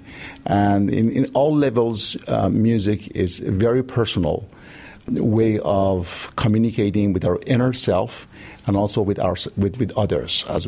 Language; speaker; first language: English; non-native, fluent; Persian